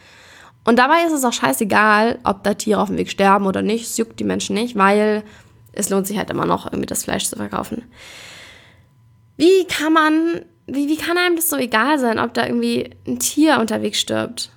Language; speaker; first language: German; native; German